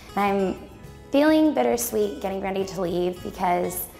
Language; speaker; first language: English; native; English